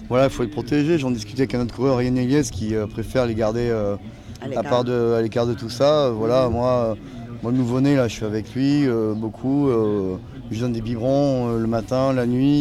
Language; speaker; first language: French; native; French